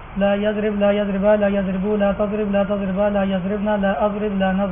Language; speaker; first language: Arabic; non-native, learner; Urdu